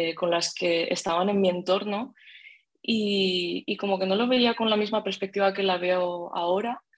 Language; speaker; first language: Spanish; native; Spanish